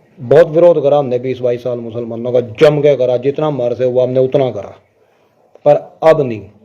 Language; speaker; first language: Hindi; non-native, local second language; Punjabi